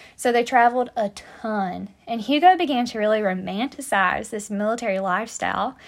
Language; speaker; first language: English; native; English